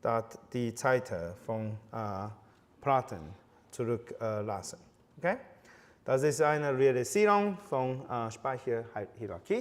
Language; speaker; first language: German; non-native, fluent; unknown